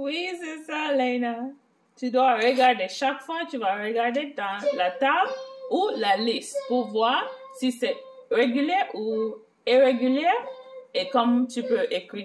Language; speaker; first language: French; non-native, fluent; English